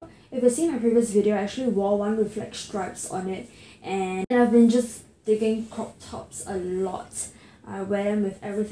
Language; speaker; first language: English; native; English